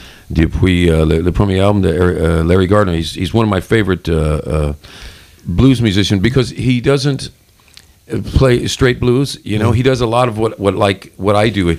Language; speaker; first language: English; native; English